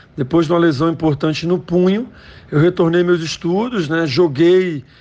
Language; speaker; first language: Portuguese; native; Portuguese